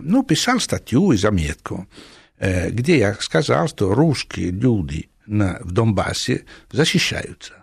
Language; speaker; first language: Russian; non-native, fluent; Italian